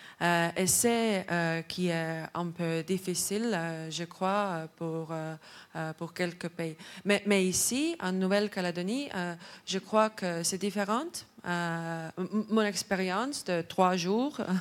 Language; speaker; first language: French; non-native, learner; Estonian